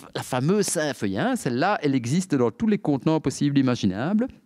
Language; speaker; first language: French; native; French